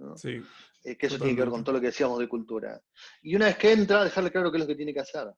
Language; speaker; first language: Spanish; native; Spanish